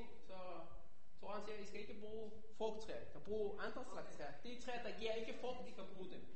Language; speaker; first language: Danish; non-native, fluent; Hebrew